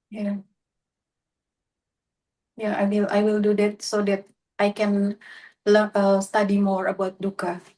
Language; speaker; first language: English; non-native, learner; Indonesian